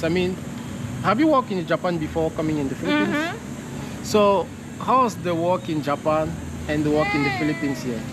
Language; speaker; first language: English; non-native, learner; French